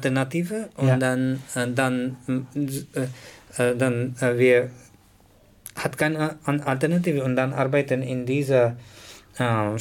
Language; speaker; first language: German; non-native, learner; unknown